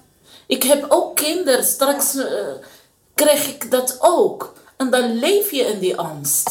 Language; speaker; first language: Dutch; non-native, learner; Arabic